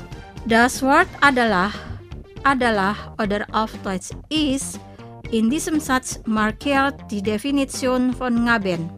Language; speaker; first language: German; non-native, fluent; Indonesian